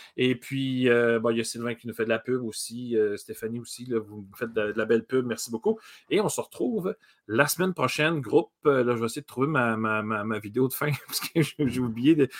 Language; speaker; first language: French; native; French